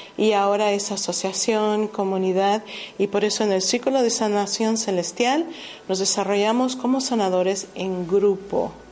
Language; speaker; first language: Spanish; early bilingual, heritage; Spanish